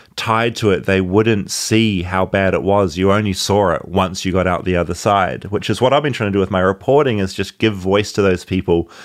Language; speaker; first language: English; native; English